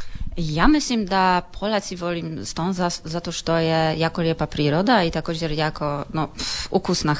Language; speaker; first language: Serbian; non-native, learner; Polish